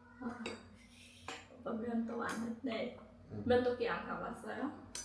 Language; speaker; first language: Korean; non-native, learner; Vietnamese